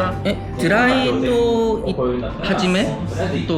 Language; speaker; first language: Japanese; non-native, learner; Korean